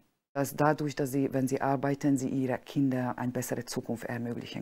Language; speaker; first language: German; non-native, fluent; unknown